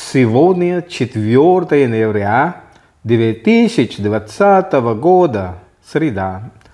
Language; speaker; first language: Russian; non-native, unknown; Filipino